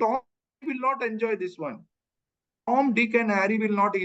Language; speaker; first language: English; non-native, local second language; Malayalam